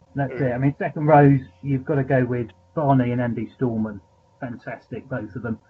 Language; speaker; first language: English; native; English